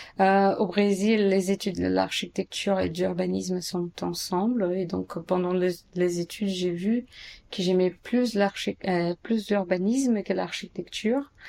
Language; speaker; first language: French; non-native, fluent; Portuguese